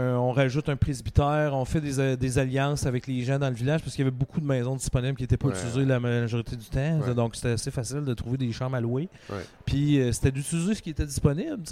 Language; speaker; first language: French; native; French